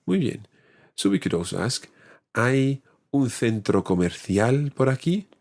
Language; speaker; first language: Spanish; non-native, fluent; English